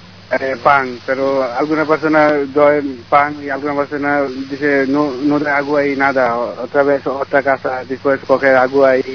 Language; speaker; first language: Spanish; non-native, learner; Bangla